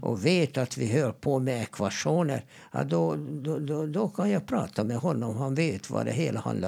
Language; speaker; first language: Swedish; non-native, fluent; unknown